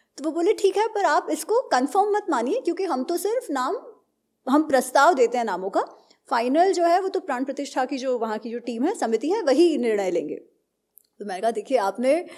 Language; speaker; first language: Hindi; non-native, local second language; Gujarati